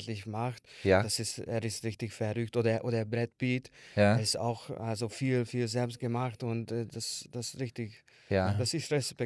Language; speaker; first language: German; non-native, learner; Hungarian